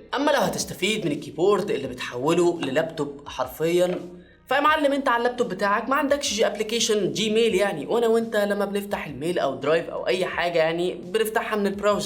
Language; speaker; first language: Arabic; native; Arabic